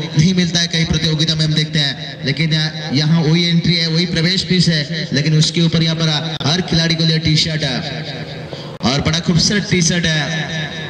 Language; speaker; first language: Hindi; non-native, local second language; Marathi